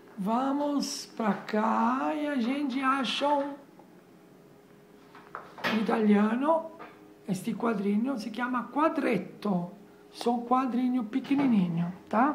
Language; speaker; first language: Portuguese; non-native, fluent; Italian